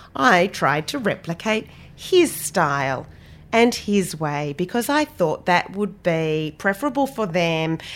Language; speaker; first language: English; native; English